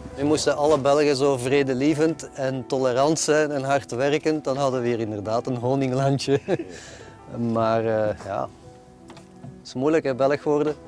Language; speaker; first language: Dutch; native; Dutch